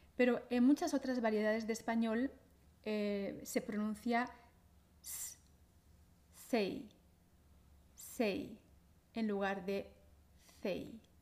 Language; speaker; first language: Spanish; native; Spanish